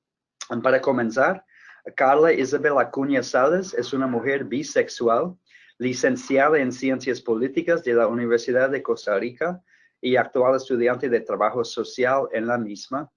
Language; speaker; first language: Spanish; non-native, fluent; English